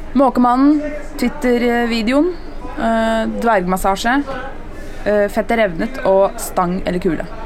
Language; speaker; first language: Norwegian; early bilingual, other home language; Turkish